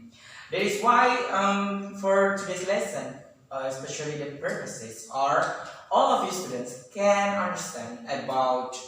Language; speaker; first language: English; non-native, learner; Indonesian